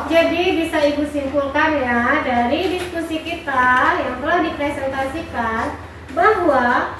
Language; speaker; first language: Indonesian; native; Indonesian